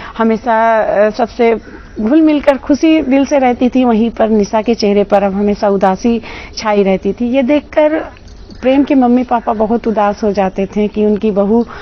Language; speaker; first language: Hindi; native; Hindi